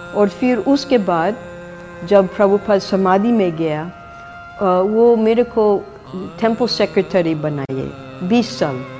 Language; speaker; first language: Hindi; non-native, fluent; English